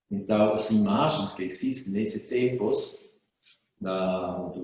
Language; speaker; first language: Portuguese; non-native, fluent; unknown